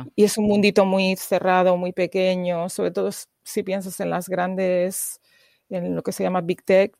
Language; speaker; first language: Spanish; native; Spanish